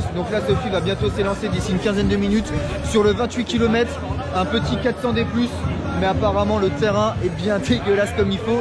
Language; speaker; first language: French; native; French